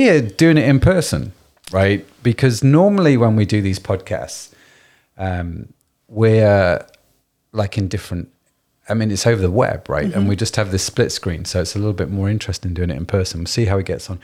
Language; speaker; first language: English; native; English